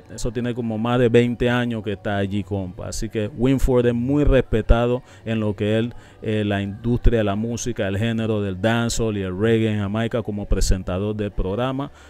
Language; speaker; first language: Spanish; non-native, local second language; English